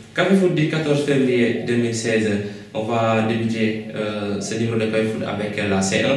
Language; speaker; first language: French; non-native, local second language; Wolof